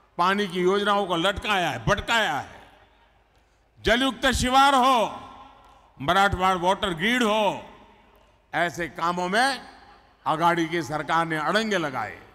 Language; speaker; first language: Hindi; non-native, local second language; Gujarati